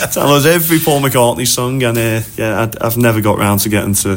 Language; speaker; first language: English; native; English